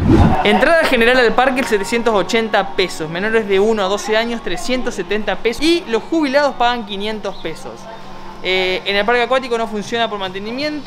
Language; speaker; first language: Spanish; native; Spanish